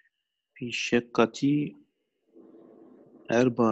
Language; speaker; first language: Arabic; non-native, learner; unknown